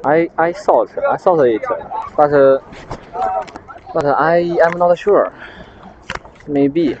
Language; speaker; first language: English; non-native, learner; Chinese